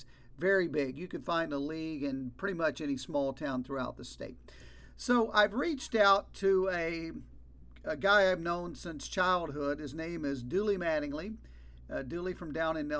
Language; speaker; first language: English; native; English